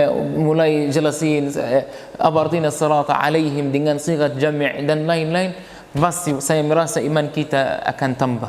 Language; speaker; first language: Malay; non-native, fluent; Arabic